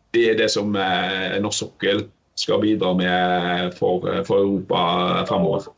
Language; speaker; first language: Norwegian; native; Norwegian